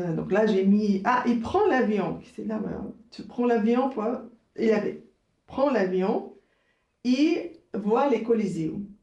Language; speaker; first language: French; non-native, fluent; Portuguese